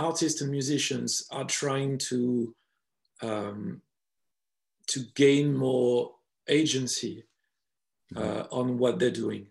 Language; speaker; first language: English; non-native, fluent; French